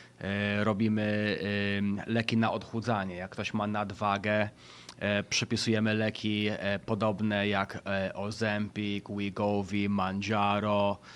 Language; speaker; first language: Polish; early bilingual, heritage; Polish